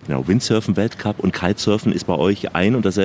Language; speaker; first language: German; native; German